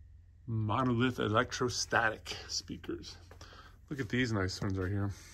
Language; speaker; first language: English; native; English